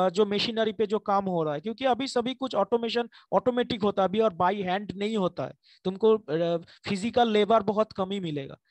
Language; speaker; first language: Hindi; non-native, local second language; Bangla